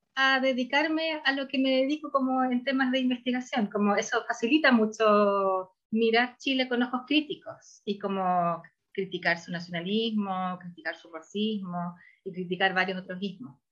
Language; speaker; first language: Spanish; early bilingual, heritage; Spanish